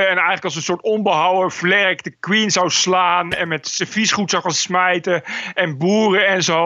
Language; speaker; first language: Dutch; native; Dutch